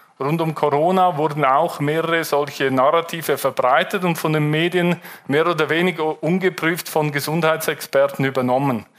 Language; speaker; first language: German; native; German